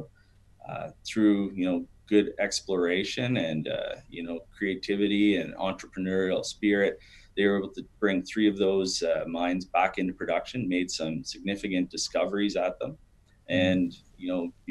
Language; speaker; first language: English; native; English